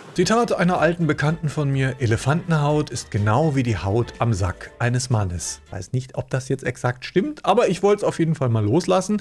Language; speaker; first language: German; native; German